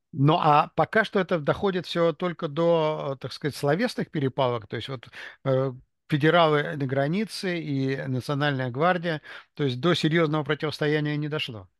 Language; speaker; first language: Russian; native; Russian